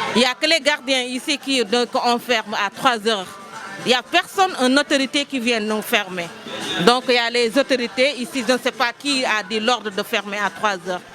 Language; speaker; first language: French; non-native, local second language; Wolof